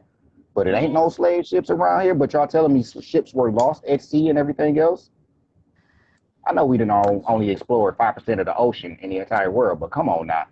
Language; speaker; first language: English; native; English